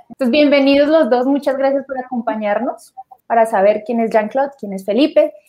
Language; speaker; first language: Spanish; native; Spanish